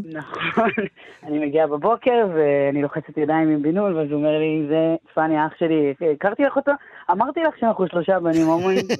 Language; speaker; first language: Hebrew; native; Hebrew